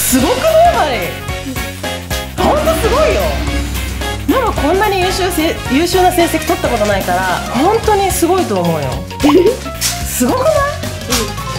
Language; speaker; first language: Japanese; native; Japanese